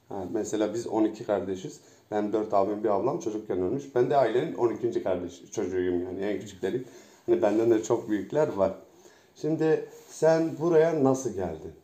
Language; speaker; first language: Turkish; native; Turkish